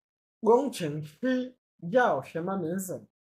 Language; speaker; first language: Chinese; non-native, fluent; Swahili